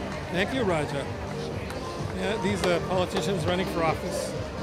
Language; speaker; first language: English; early bilingual, other home language; French